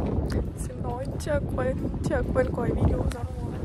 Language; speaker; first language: Vietnamese; non-native, learner; Russian